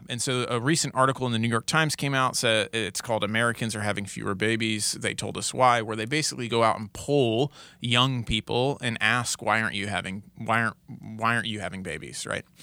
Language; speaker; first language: English; native; English